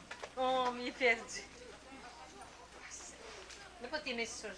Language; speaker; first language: French; native; French